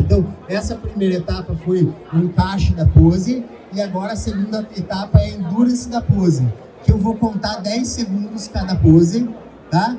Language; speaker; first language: Portuguese; native; Portuguese